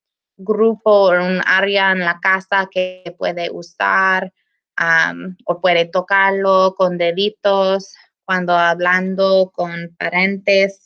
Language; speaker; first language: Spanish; non-native, learner; English